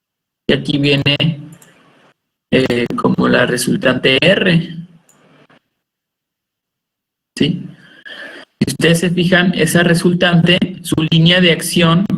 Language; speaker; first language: Spanish; native; Spanish